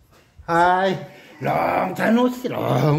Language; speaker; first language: English; non-native, learner; Korean